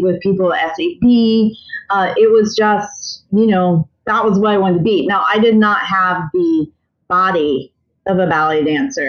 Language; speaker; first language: English; native; English